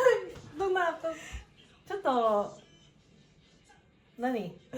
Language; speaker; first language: Japanese; non-native, learner; English